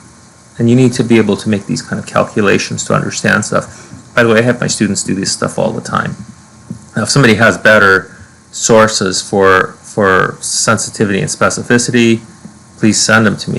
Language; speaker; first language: English; native; English